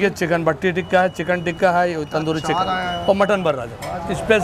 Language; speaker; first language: Hindi; native; Hindi